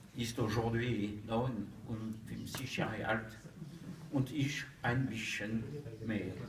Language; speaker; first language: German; non-native, learner; French